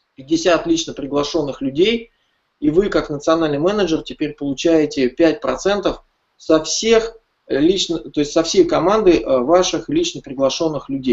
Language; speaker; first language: Russian; native; Russian